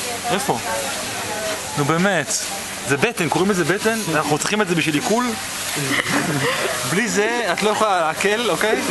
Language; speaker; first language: Hebrew; native; Hebrew